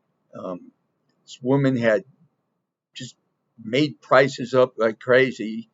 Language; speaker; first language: English; native; English